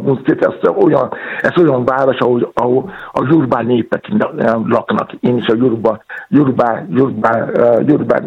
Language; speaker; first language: Hungarian; non-native, fluent; Yoruba